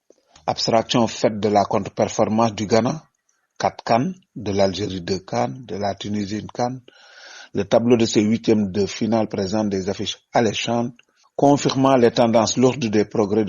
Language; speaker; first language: French; non-native, local second language; Wolof